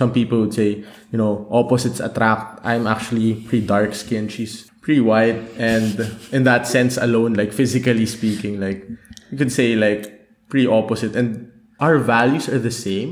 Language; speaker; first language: English; non-native, local second language; Filipino